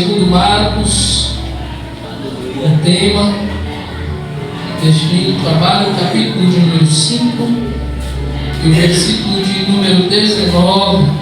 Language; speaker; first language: Portuguese; native; Portuguese